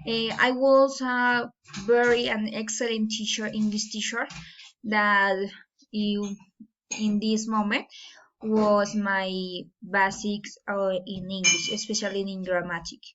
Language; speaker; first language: English; non-native, learner; Spanish